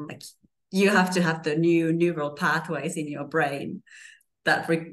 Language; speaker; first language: English; non-native, fluent; Finnish